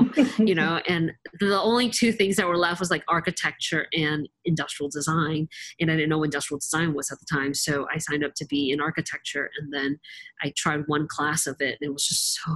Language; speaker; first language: English; native; English